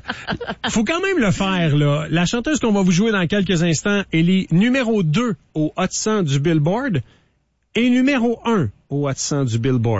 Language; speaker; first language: French; native; French